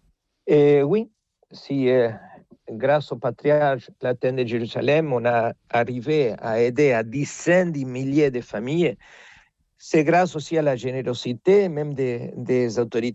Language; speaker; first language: French; non-native, fluent; Spanish